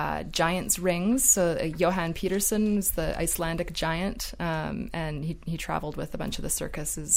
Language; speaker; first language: English; native; English